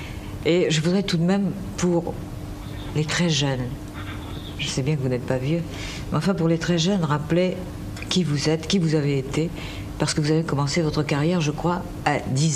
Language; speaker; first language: French; native; French